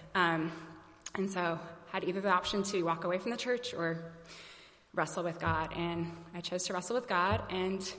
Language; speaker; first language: English; native; English